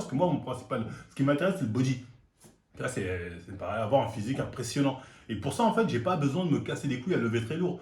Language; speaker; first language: French; native; French